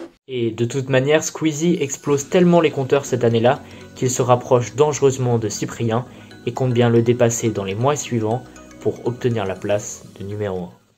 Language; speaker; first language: French; native; French